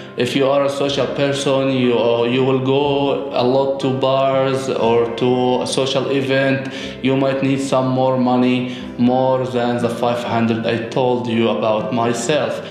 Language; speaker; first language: English; non-native, fluent; Arabic